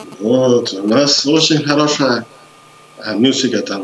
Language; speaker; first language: Russian; non-native, learner; Spanish